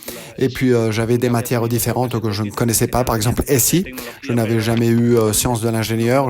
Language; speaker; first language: French; non-native, fluent; Spanish